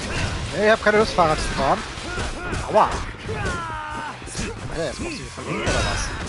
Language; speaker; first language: German; native; German